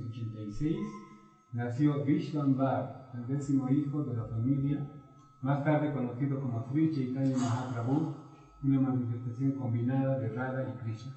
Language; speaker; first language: Spanish; non-native, fluent; English